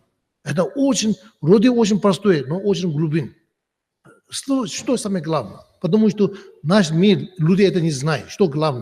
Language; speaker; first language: Russian; non-native, learner; Tibetan